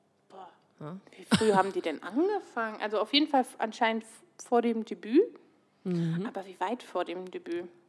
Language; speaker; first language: German; native; German